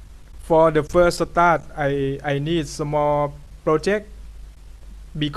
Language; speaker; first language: English; non-native, learner; Thai